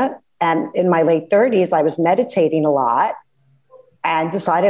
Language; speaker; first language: English; native; English